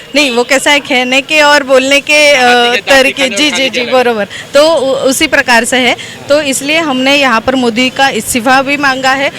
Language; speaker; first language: Hindi; non-native, local second language; Marathi